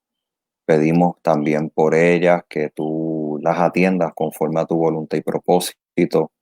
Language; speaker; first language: Spanish; native; Spanish